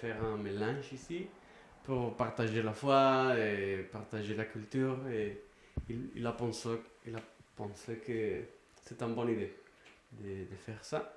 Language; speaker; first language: French; non-native, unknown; Spanish